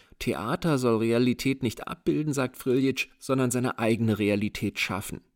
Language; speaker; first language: German; native; German